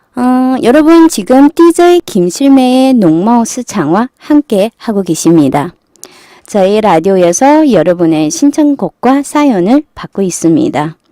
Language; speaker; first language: Korean; non-native, fluent; Chinese